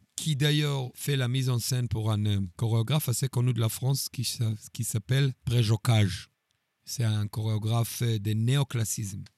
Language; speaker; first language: French; non-native, fluent; Hebrew